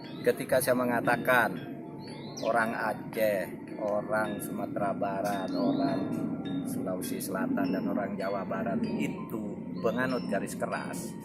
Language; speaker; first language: Indonesian; non-native, local second language; Madurese